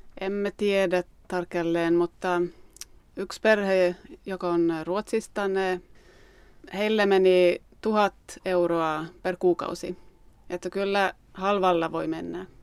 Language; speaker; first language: Finnish; non-native, local second language; Swedish